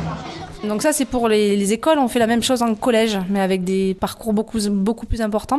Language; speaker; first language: French; native; French